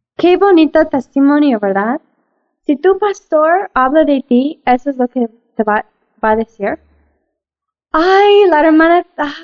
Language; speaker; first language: Spanish; non-native, fluent; English